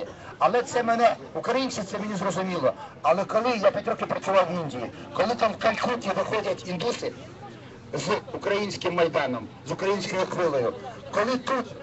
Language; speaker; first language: Ukrainian; native; Ukrainian